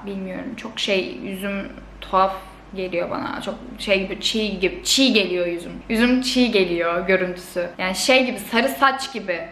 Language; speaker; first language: Turkish; native; Turkish